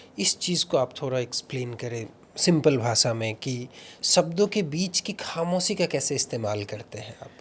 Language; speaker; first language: Hindi; native; Hindi